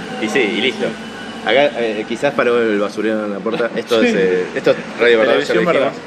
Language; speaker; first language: Spanish; native; Spanish